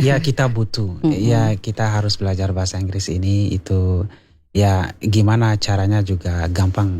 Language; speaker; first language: Indonesian; non-native, learner; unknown